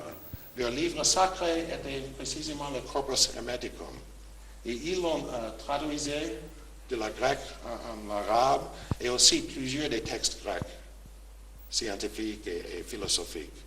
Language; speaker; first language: French; non-native, fluent; English